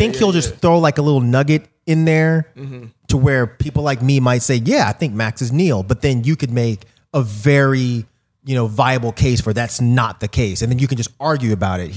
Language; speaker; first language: English; native; English